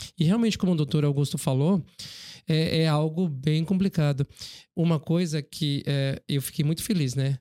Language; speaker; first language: Portuguese; early bilingual, other home language; Korean